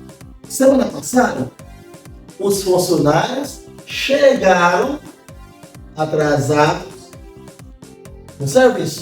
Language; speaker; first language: Portuguese; non-native, fluent; Haitian Creole